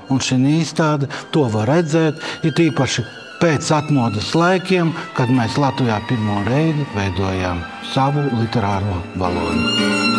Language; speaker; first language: Latvian; non-native, local second language; Romany